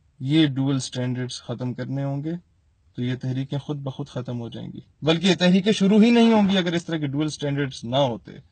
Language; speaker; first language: Urdu; non-native, local second language; Punjabi